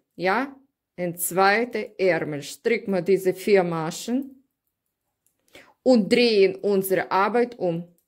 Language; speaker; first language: German; non-native, learner; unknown